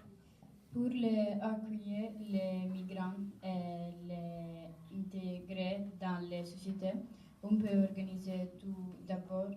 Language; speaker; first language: French; non-native, learner; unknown